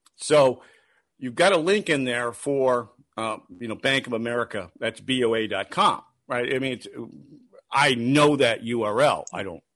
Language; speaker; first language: English; native; English